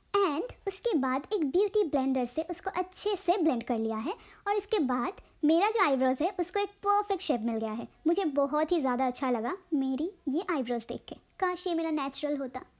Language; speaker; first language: Hindi; non-native, local second language; Bangla